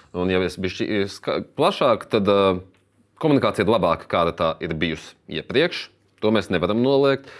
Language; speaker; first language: Latvian; native; Latvian